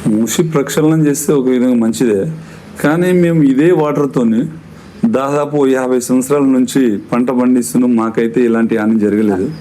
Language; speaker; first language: Telugu; non-native, local second language; Lambadi